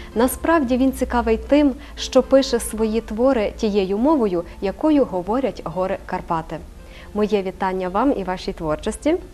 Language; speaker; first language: Ukrainian; native; Ukrainian